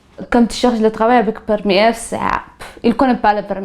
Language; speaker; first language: French; non-native, learner; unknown